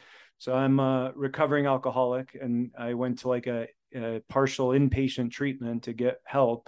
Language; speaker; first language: English; early bilingual, other home language; Polish